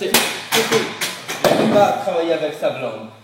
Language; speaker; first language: French; non-native, learner; English